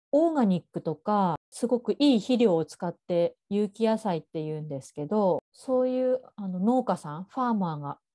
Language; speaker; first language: Japanese; native; Japanese